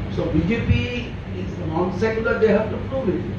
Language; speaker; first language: English; non-native, local second language; Bangla